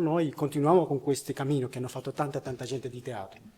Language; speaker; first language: Italian; non-native, learner; Spanish